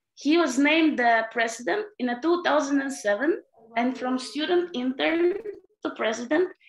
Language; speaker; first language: English; non-native, fluent; Latvian